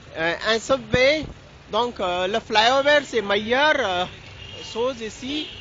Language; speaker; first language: French; non-native, learner; Hindi